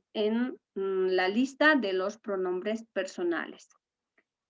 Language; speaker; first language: Spanish; native; Spanish